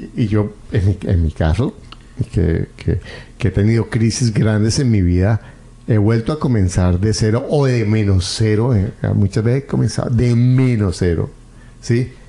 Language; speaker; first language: Spanish; native; Spanish